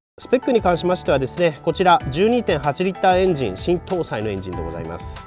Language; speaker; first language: Japanese; native; Japanese